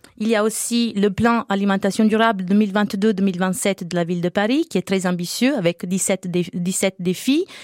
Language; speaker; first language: French; non-native, fluent; Italian